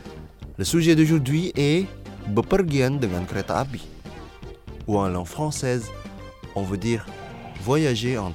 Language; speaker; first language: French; non-native, fluent; Indonesian